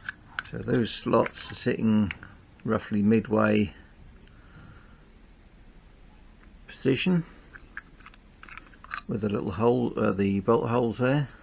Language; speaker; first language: English; native; English